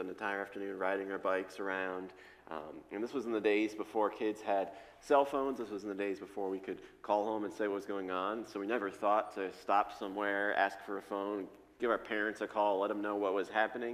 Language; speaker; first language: English; native; English